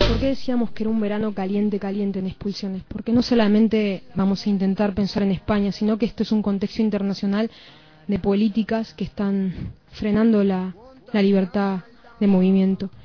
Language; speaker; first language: Spanish; native; Spanish